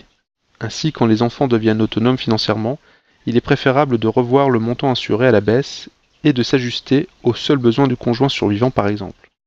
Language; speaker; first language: French; native; French